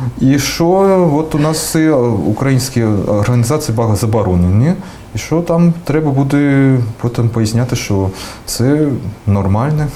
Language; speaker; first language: Ukrainian; early bilingual, heritage; Russian